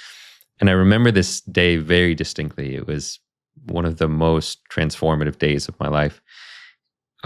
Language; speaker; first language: English; native; English